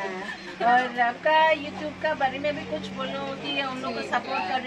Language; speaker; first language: Hindi; non-native, local second language; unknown